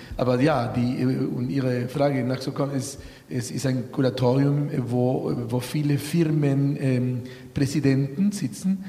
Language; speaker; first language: German; non-native, fluent; Spanish